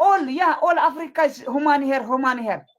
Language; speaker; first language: English; non-native, learner; Tigrinya